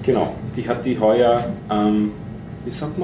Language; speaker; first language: German; native; German